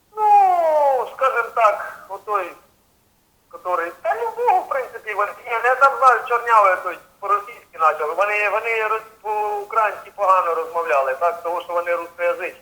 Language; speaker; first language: Ukrainian; native; Ukrainian